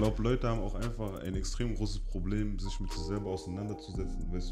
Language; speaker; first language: German; native; German